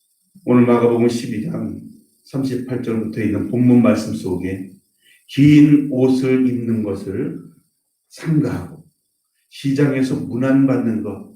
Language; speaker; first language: Korean; native; Korean